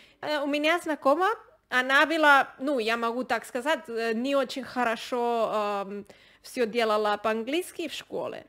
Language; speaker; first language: Russian; non-native, learner; Spanish